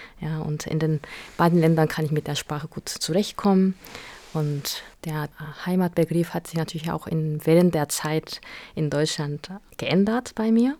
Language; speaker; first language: German; non-native, fluent; Korean